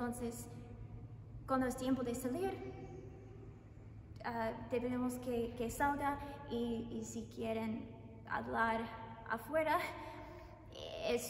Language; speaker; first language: Spanish; non-native, learner; English